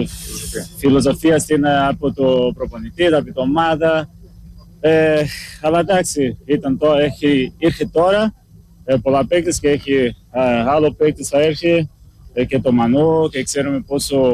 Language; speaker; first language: Greek; non-native, learner; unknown